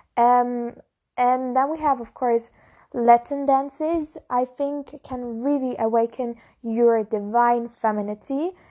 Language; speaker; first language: English; non-native, fluent; German